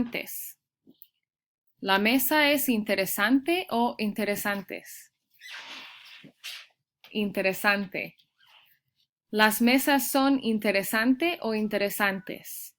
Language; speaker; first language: Spanish; early bilingual, heritage; Spanish